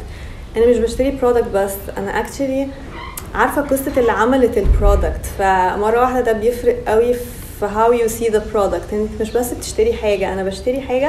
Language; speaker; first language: Arabic; native; Arabic